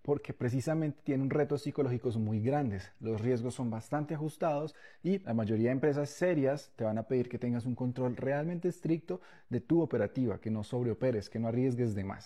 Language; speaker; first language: Spanish; native; Spanish